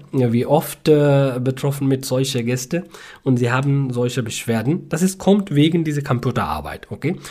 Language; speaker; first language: German; non-native, learner; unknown